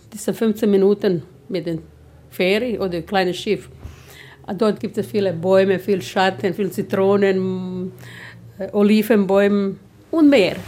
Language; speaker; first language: German; non-native, fluent; Croatian